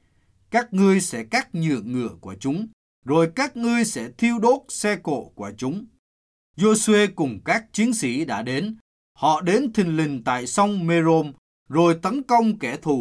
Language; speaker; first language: Vietnamese; native; Vietnamese